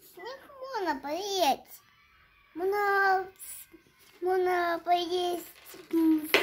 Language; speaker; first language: Russian; early bilingual, heritage; Russian